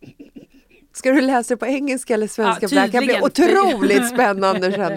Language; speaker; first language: Swedish; native; Swedish